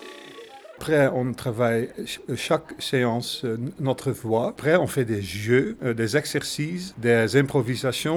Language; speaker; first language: French; non-native, fluent; Dutch